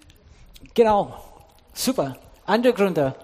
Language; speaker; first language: German; non-native, fluent; English